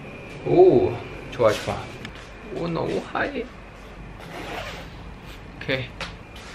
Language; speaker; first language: Korean; non-native, fluent; Thai